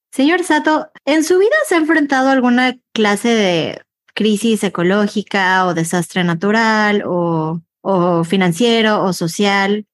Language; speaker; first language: Spanish; native; Spanish